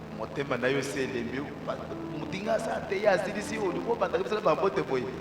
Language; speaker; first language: Lingala; native; Lingala